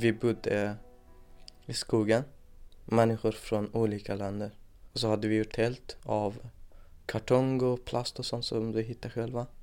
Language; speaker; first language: Swedish; non-native, fluent; Persian